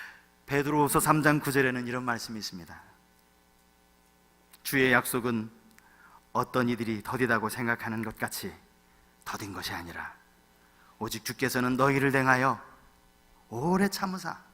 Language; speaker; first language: Korean; native; Korean